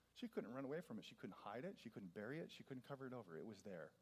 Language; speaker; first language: English; native; English